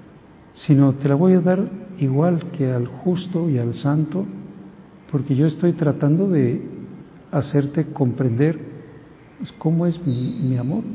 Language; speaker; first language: Spanish; native; Spanish